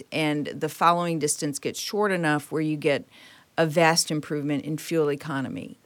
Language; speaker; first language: English; native; English